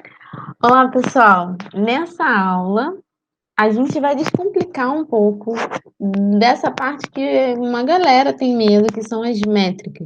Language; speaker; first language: Portuguese; native; Portuguese